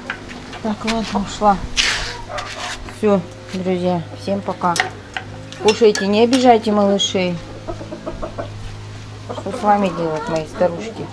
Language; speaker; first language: Russian; native; Russian